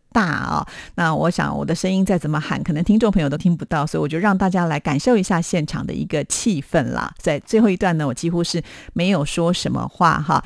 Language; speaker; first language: Chinese; native; Chinese